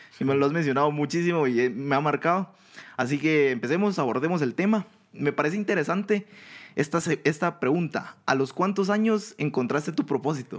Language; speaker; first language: Spanish; native; Spanish